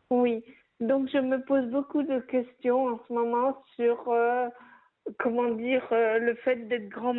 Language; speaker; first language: French; native; French